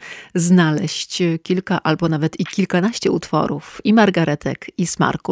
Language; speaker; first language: Polish; native; Polish